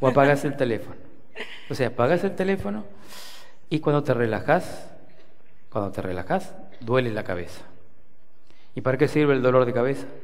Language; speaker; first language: Spanish; native; Spanish